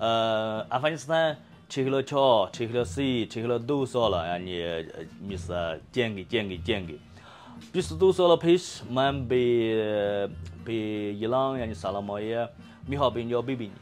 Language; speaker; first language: Persian; non-native, learner; Chinese